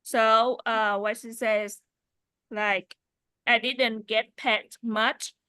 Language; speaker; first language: English; non-native, learner; Vietnamese